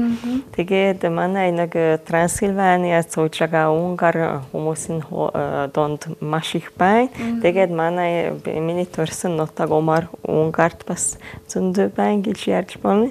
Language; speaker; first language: Mongolian; non-native, fluent; Hungarian